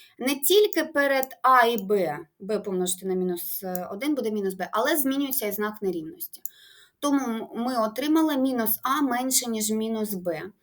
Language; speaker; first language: Ukrainian; native; Ukrainian